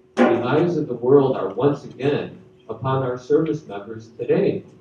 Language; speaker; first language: English; native; English